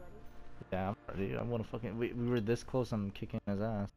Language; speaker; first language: English; native; English